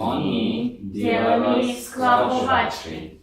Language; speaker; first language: Czech; non-native, learner; English